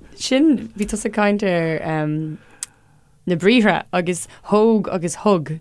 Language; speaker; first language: Irish; non-native, local second language; English